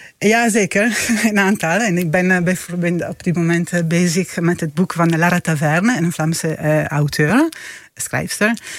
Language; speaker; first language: Dutch; non-native, fluent; Italian